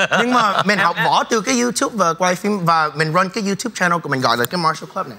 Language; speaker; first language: Vietnamese; early bilingual, heritage; Vietnamese